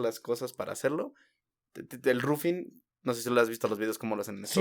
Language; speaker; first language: Spanish; native; Spanish